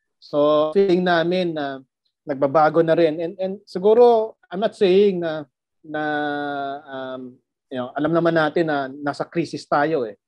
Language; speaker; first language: Filipino; non-native, local second language; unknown